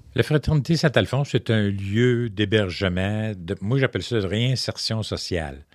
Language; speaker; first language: French; native; French